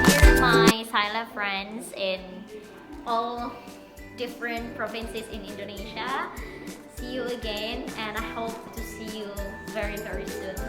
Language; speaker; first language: English; non-native, fluent; Indonesian